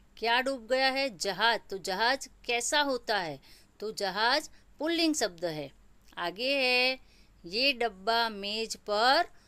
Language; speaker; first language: Hindi; non-native, local second language; Gujarati